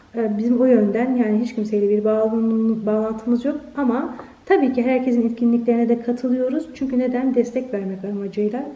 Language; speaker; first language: Turkish; early bilingual, heritage; Turkish